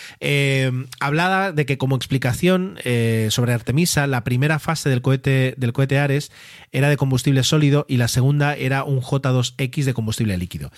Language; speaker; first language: Spanish; native; Spanish